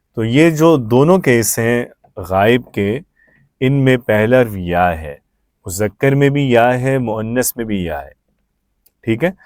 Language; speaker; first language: Urdu; native; Urdu